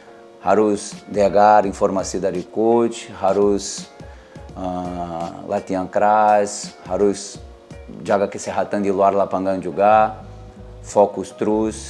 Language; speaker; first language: Indonesian; non-native, learner; Portuguese